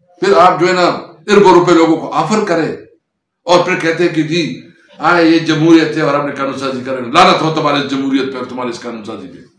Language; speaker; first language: Urdu; non-native, local second language; Pashto